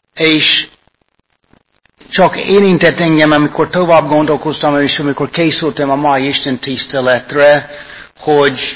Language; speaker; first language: Hungarian; non-native, fluent; English